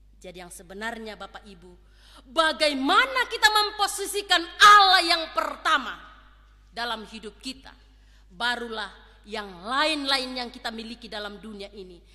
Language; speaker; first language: Indonesian; native; Indonesian